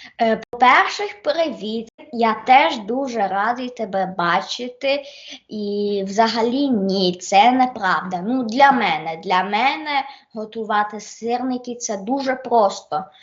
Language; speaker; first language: Ukrainian; early bilingual, heritage; Ukrainian